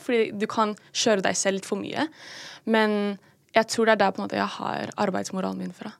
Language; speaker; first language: Norwegian; early bilingual, other home language; Filipino